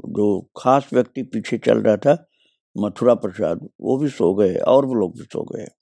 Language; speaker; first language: Hindi; native; Hindi